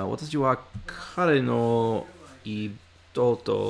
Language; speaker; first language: Japanese; non-native, learner; English